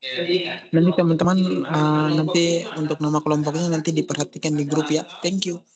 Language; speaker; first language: Indonesian; native; Indonesian